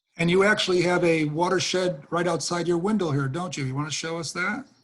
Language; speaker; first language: English; native; English